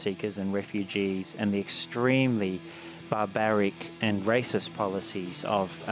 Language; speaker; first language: English; native; English